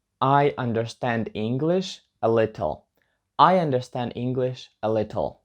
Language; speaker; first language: English; non-native, learner; Ukrainian